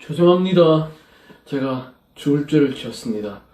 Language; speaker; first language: Korean; non-native, fluent; English